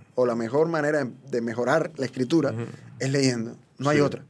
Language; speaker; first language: Spanish; native; Spanish